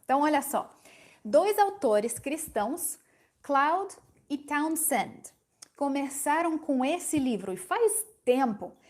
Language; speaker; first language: Portuguese; non-native, fluent; Ukrainian